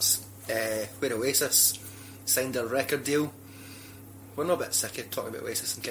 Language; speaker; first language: English; native; English